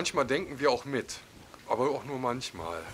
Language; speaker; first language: German; native; German